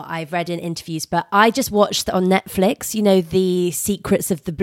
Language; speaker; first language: English; native; English